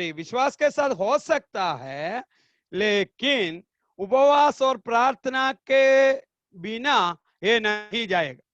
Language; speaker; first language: Hindi; non-native, local second language; Malayalam